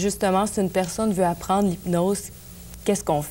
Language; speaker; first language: French; native; French